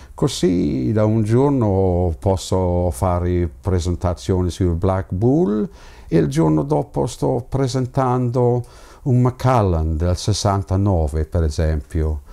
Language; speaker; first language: Italian; non-native, fluent; English